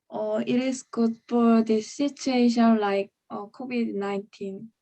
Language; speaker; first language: English; non-native, learner; Korean